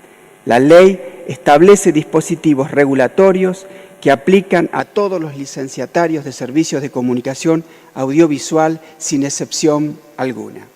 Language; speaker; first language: Spanish; native; Spanish